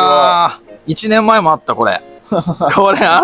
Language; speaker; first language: Japanese; native; Japanese